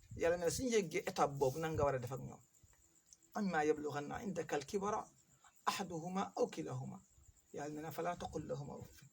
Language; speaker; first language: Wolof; non-native, local second language; Fula